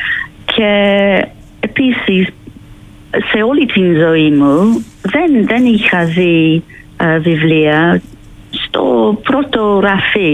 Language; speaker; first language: Greek; non-native, fluent; English